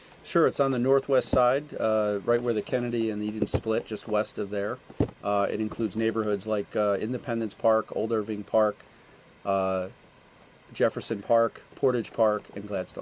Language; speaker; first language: English; native; English